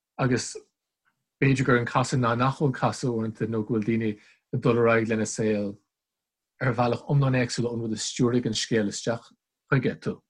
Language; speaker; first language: Irish; non-native, local second language; English